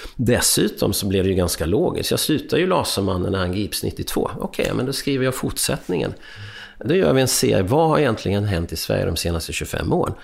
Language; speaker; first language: Swedish; early bilingual, other home language; Hungarian